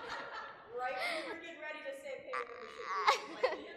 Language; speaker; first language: English; native; English